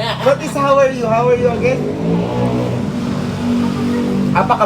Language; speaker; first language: English; non-native, local second language; Filipino